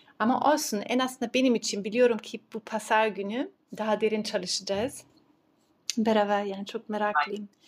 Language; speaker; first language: Turkish; early bilingual, heritage; Turkish